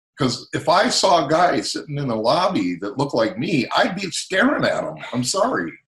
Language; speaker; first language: English; native; English